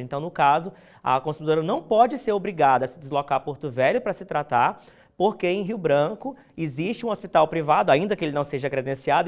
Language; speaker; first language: Portuguese; native; Portuguese